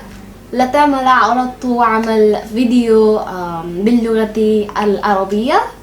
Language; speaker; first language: Arabic; non-native, local second language; Bangla